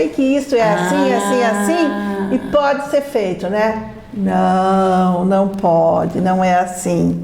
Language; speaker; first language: Portuguese; native; Portuguese